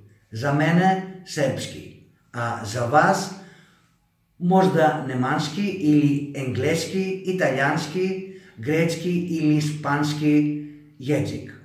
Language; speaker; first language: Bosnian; non-native, learner; Greek